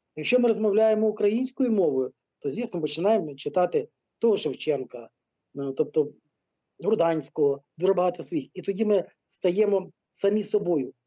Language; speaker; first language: Ukrainian; non-native, local second language; Russian